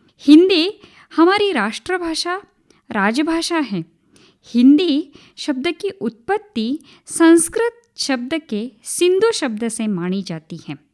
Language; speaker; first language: Hindi; non-native, local second language; Marathi